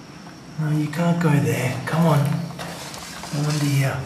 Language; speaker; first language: English; native; English